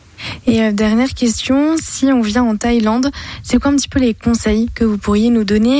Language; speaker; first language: French; native; French